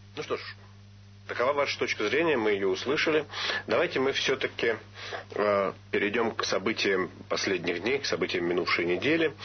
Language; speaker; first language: Russian; native; Russian